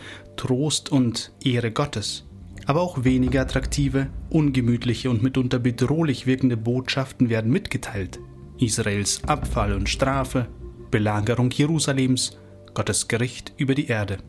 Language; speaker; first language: German; native; German